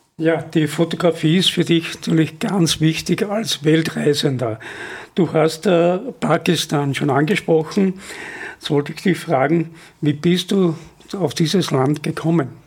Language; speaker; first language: German; native; German